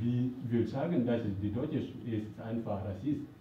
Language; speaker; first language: German; non-native, learner; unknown